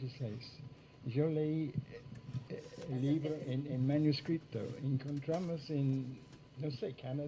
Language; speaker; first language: Spanish; non-native, fluent; English